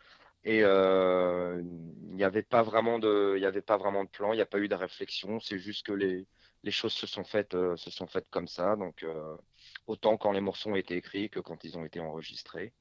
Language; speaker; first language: French; native; French